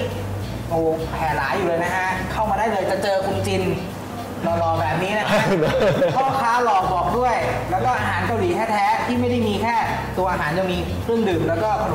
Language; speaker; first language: Thai; native; Thai